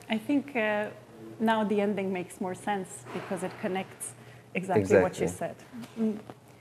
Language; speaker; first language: English; non-native, fluent; Croatian